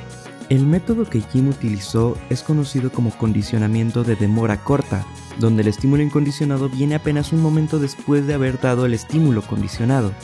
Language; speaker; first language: Spanish; native; Spanish